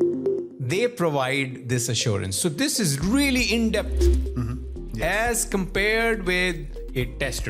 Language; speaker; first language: English; non-native, local second language; Punjabi